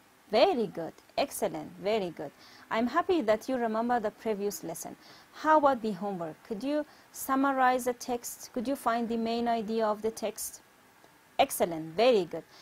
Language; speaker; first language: English; non-native, fluent; Persian